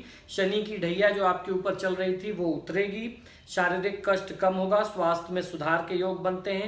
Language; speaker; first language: Hindi; native; Hindi